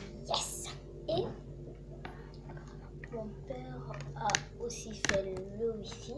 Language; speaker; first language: French; non-native, local second language; Lingala